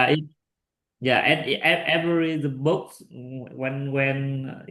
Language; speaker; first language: English; non-native, learner; Vietnamese